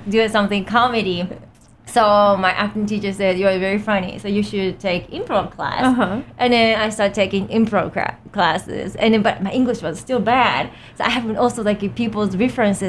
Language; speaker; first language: English; non-native, fluent; Japanese